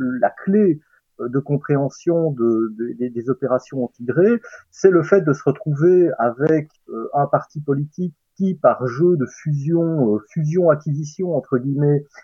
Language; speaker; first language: French; native; French